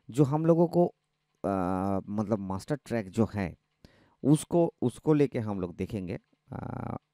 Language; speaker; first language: Hindi; non-native, local second language; Bangla